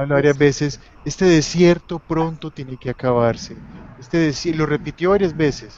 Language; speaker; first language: Spanish; native; Spanish